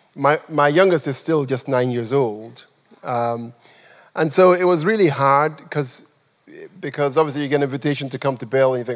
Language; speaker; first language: English; non-native, local second language; Yoruba